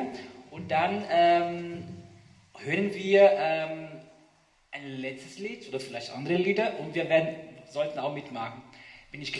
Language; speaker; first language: German; non-native, fluent; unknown